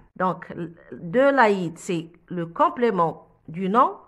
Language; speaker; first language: French; non-native, local second language; Arabic